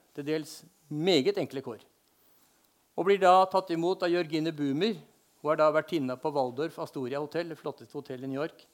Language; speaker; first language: Norwegian; native; Norwegian